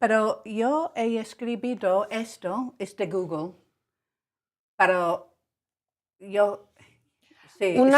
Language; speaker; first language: Spanish; non-native, learner; English